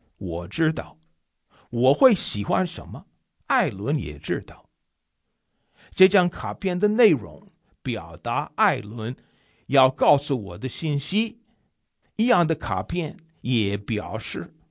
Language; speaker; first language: Chinese; non-native, fluent; English